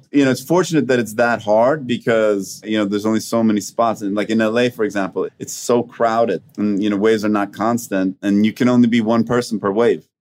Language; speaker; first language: English; non-native, fluent; Swedish